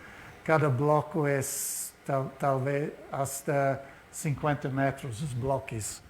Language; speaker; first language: Portuguese; non-native, learner; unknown